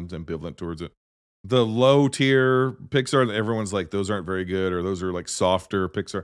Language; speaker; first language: English; native; English